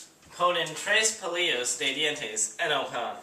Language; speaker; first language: Spanish; non-native, learner; English